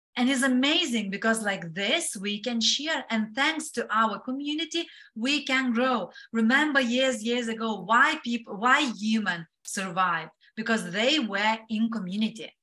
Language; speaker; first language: English; non-native, fluent; Lithuanian